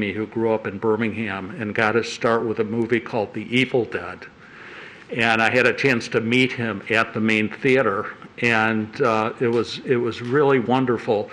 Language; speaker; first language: English; native; English